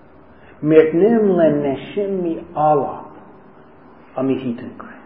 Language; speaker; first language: Hungarian; non-native, fluent; English